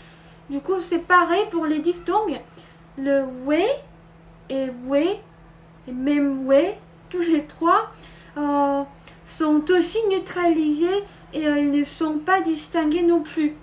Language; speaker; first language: French; non-native, fluent; Korean